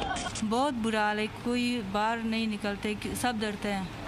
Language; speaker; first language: Hindi; non-native, learner; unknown